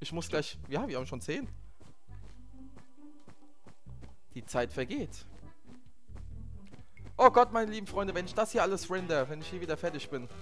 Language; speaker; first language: German; native; German